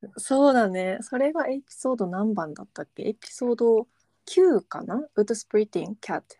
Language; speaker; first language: Japanese; native; Japanese